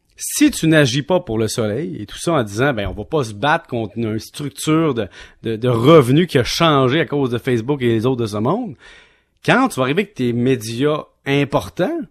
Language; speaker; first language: French; native; French